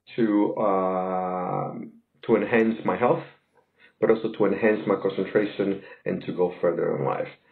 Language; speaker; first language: English; native; English